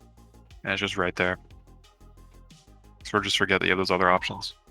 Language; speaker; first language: English; native; English